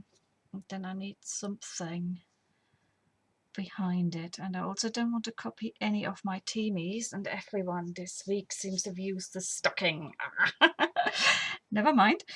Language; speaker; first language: English; native; English